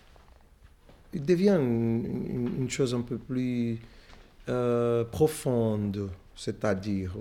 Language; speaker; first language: French; non-native, fluent; Portuguese